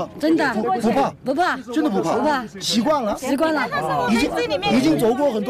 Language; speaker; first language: Chinese; non-native, fluent; Korean